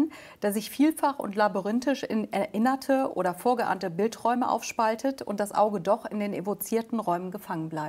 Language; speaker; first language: German; native; German